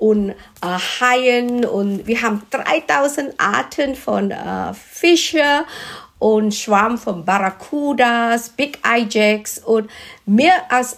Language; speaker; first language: German; non-native, fluent; Malay